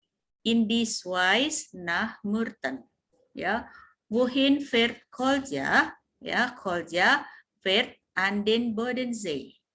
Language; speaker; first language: German; non-native, fluent; Indonesian